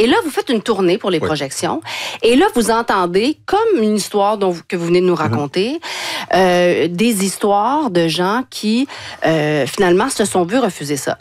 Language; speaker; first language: French; native; French